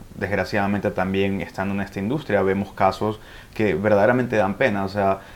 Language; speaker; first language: Spanish; early bilingual, heritage; Spanish